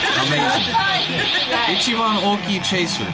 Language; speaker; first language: Japanese; non-native, learner; English